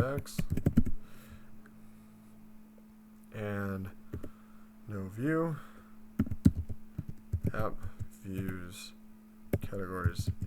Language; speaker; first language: English; native; English